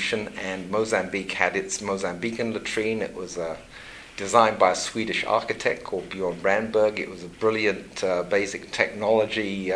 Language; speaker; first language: English; native; English